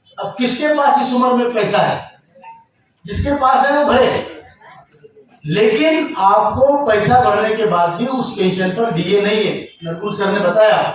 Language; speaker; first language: Hindi; non-native, local second language; Marathi